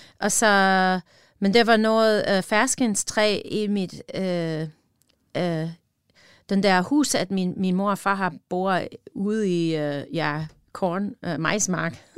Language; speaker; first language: Danish; non-native, learner; English